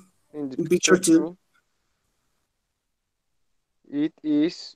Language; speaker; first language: English; non-native, learner; Spanish